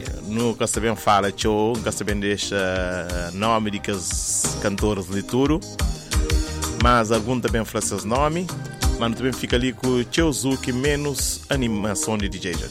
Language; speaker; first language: Portuguese; non-native, local second language; Kabuverdianu